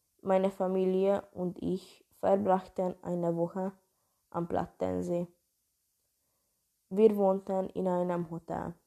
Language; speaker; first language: German; non-native, learner; Hungarian